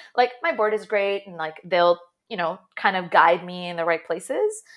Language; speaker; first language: English; non-native, fluent; Arabic